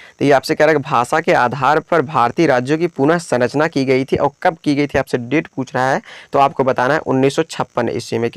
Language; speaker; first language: Hindi; native; Hindi